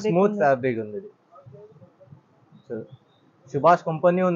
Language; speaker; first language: Telugu; non-native, local second language; Urdu